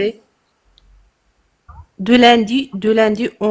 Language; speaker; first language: French; non-native, learner; Arabic